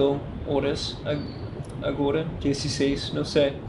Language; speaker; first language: Portuguese; non-native, learner; English